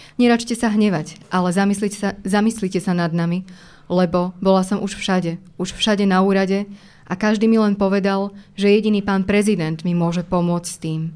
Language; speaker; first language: Slovak; native; Slovak